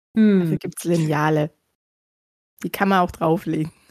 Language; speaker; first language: German; native; German